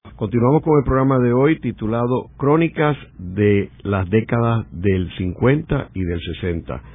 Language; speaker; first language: Spanish; native; Spanish